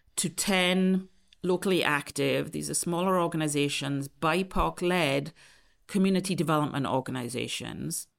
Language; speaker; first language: English; native; English